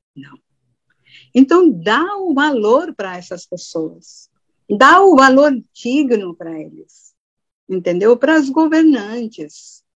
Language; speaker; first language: Portuguese; non-native, fluent; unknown